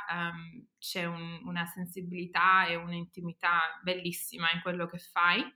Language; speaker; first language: Italian; early bilingual, heritage; Italian